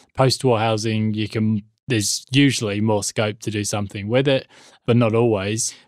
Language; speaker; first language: English; native; English